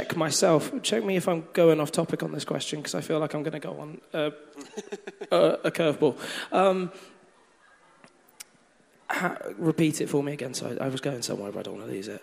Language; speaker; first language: English; native; English